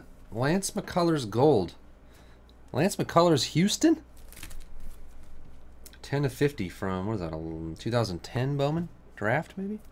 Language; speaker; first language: English; native; English